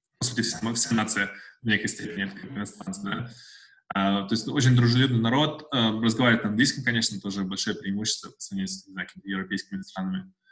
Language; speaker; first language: Russian; native; Russian